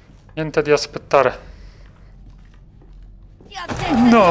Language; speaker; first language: Italian; non-native, fluent; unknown